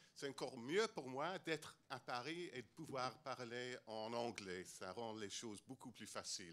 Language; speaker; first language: French; non-native, learner; English